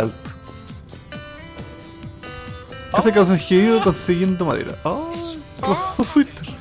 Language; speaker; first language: Spanish; native; Spanish